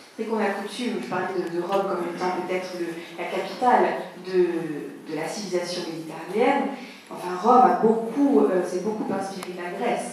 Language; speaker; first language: French; native; French